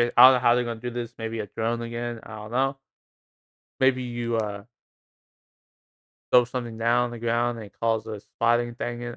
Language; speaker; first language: English; native; English